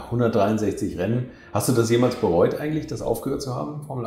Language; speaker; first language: German; native; German